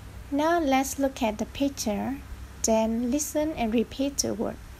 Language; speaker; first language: English; non-native, fluent; Vietnamese